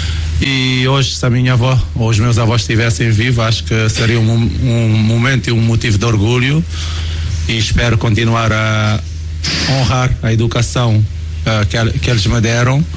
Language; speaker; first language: Portuguese; non-native, local second language; Kabuverdianu